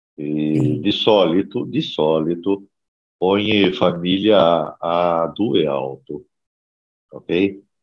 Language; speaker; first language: Italian; non-native, learner; Portuguese